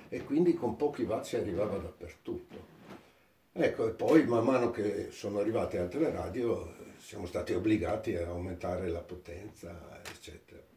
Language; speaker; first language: Italian; native; Italian